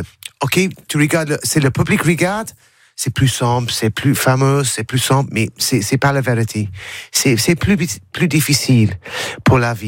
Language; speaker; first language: French; non-native, learner; English